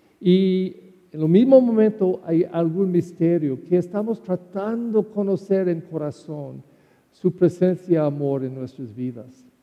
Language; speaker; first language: Spanish; non-native, learner; English